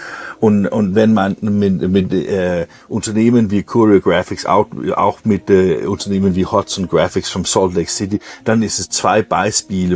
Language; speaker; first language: German; non-native, learner; Danish